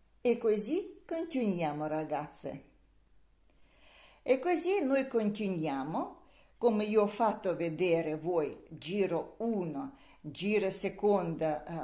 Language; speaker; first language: Italian; non-native, learner; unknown